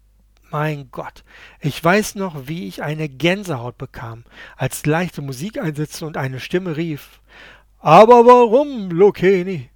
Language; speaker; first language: German; native; German